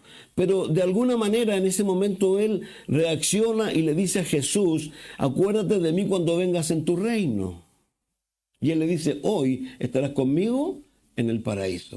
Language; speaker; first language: Spanish; native; Spanish